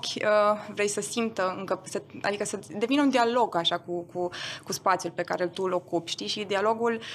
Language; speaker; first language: Romanian; non-native, local second language; German